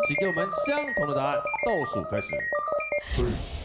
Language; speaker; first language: Chinese; native; Chinese